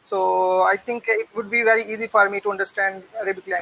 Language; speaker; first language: English; non-native, learner; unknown